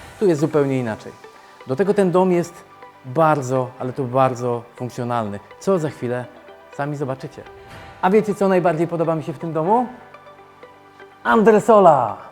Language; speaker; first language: Polish; native; Polish